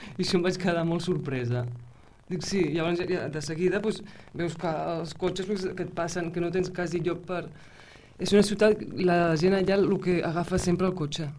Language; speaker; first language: Catalan; early bilingual, heritage; Catalan